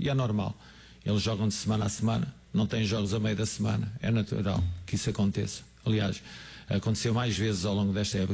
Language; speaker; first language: Portuguese; native; Portuguese